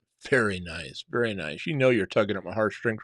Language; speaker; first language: English; native; English